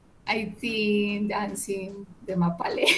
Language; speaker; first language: English; non-native, learner; Spanish